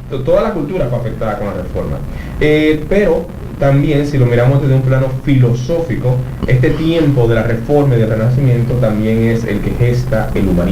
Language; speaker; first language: Spanish; native; Spanish